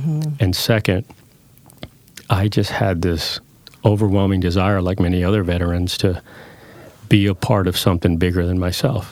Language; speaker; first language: English; early bilingual, other home language; Spanish